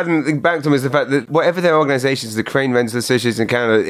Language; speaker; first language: English; native; English